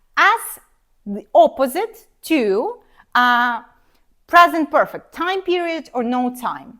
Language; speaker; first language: English; non-native, fluent; Ukrainian